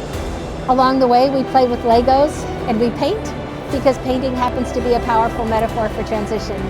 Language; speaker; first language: English; native; English